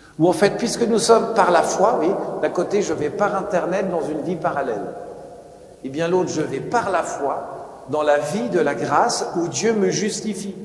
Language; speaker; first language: French; native; French